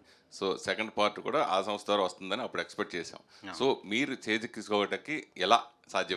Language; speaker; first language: Telugu; native; Telugu